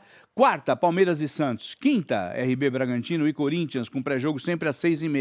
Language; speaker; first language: Portuguese; native; Portuguese